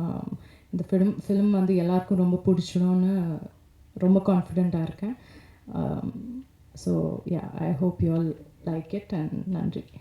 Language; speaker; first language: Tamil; non-native, local second language; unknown